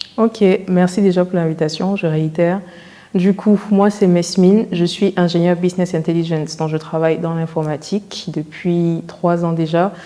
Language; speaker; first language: French; native; French